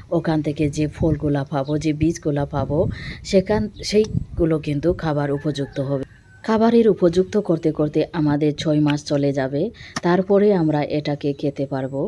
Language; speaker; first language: Bangla; non-native, local second language; Bodo